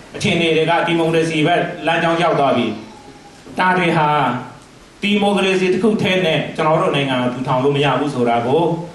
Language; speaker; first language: Burmese; non-native, local second language; Mon